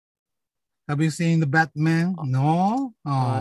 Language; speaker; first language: English; non-native, learner; Japanese